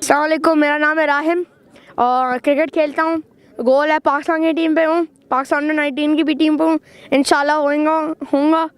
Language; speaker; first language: Hindi; early bilingual, heritage; Hindi